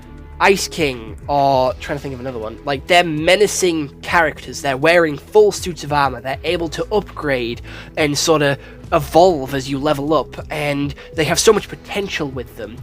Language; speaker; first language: English; native; English